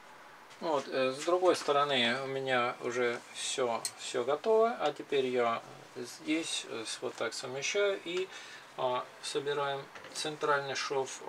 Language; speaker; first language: Russian; native; Russian